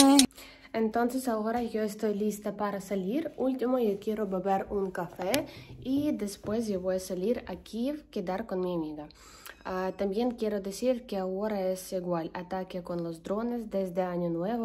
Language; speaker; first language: Spanish; non-native, learner; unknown